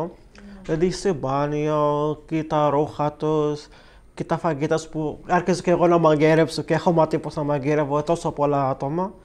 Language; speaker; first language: Greek; non-native, learner; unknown